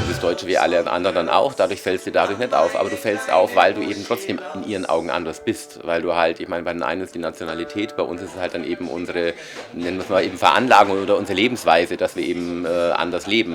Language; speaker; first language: German; native; German